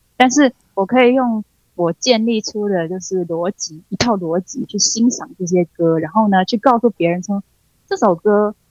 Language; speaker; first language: Chinese; native; Chinese